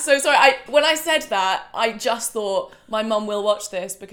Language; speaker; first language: English; native; English